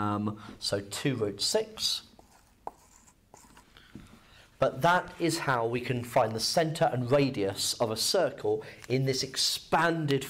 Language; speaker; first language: English; native; English